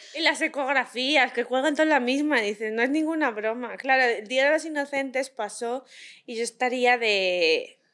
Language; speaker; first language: Spanish; native; Spanish